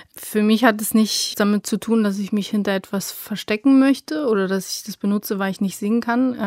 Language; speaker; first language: German; early bilingual, other home language; Romanian